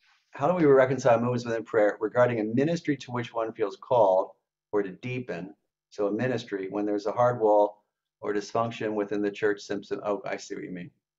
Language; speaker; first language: English; native; English